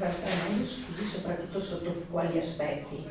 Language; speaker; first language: Italian; native; Italian